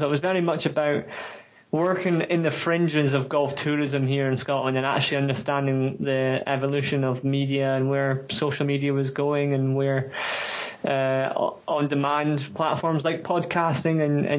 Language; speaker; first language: English; native; English